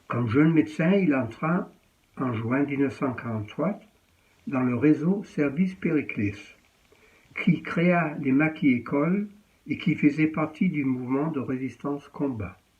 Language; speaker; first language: French; early bilingual, heritage; French